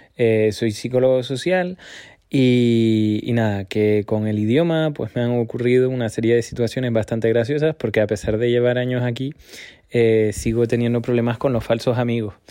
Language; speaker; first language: Spanish; non-native, fluent; French